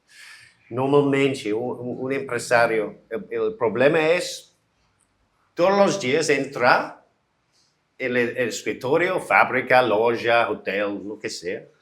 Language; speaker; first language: Portuguese; non-native, learner; English